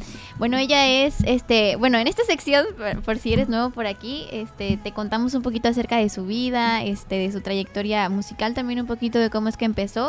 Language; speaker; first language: Spanish; native; Spanish